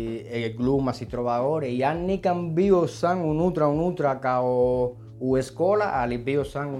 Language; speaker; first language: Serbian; non-native, learner; Spanish